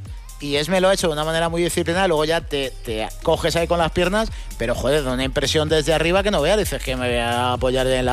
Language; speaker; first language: Spanish; native; Spanish